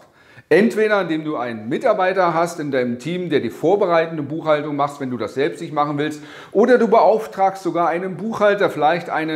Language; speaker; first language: German; native; German